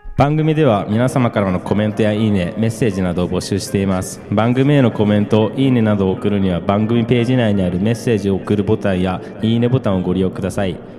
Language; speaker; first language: Japanese; native; Japanese